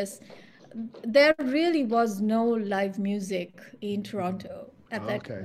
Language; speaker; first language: English; non-native, local second language; Sinhala